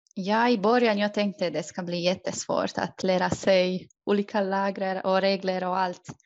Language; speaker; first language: Swedish; non-native, fluent; Croatian